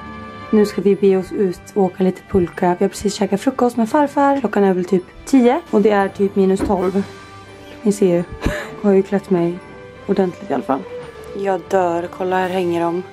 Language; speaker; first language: Swedish; native; Swedish